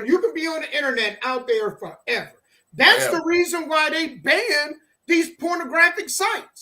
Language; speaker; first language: English; native; English